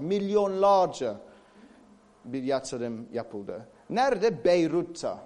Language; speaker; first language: Turkish; non-native, fluent; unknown